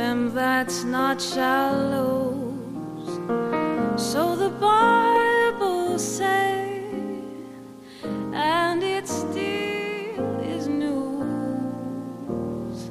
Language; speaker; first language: English; native; English